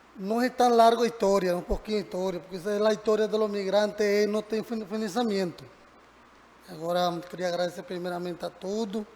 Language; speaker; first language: Portuguese; non-native, learner; Spanish